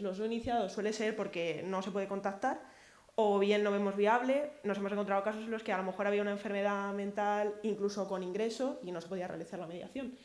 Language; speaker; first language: Spanish; native; Spanish